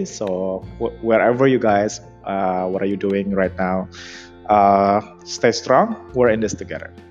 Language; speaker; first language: English; non-native, fluent; Indonesian